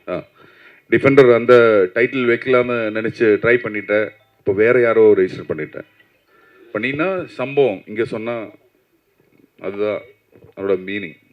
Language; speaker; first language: Tamil; non-native, learner; Malayalam